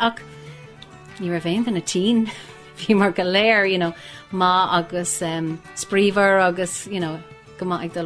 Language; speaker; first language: Irish; non-native, local second language; English